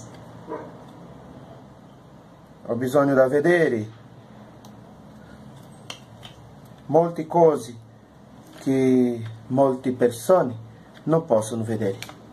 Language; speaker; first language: Italian; non-native, learner; Portuguese